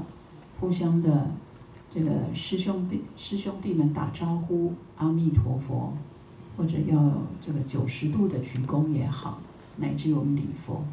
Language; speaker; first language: Chinese; native; Chinese